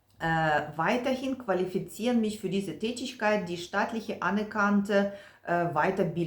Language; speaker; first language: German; non-native, fluent; Ukrainian